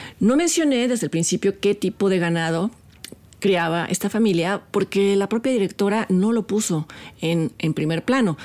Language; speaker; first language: Spanish; native; Spanish